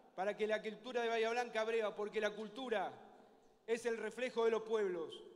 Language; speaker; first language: Spanish; native; Spanish